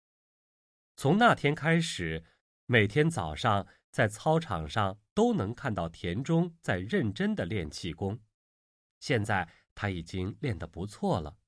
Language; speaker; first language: Chinese; native; Chinese